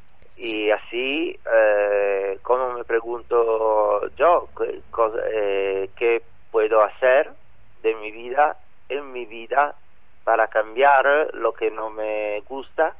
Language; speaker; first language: Spanish; non-native, learner; Italian